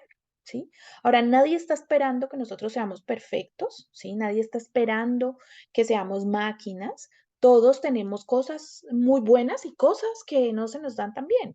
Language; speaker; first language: Spanish; native; Spanish